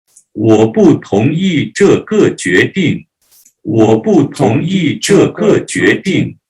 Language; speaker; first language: Chinese; non-native, learner; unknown